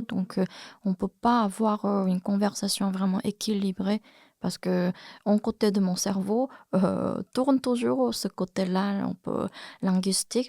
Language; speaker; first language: French; non-native, fluent; Korean